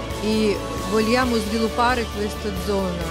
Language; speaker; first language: Italian; non-native, learner; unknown